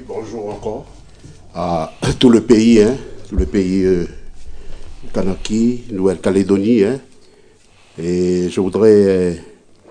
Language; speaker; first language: French; native; French